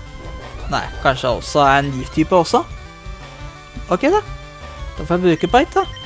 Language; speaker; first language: Norwegian; native; Norwegian